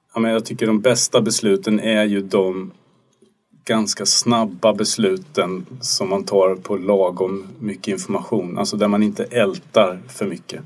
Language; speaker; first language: Swedish; native; Swedish